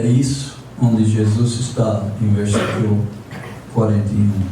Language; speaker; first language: Portuguese; non-native, fluent; English